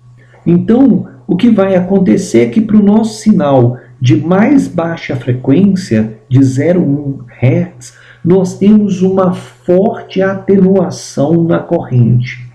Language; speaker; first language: Portuguese; native; Portuguese